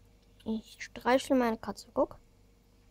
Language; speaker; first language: German; early bilingual, other home language; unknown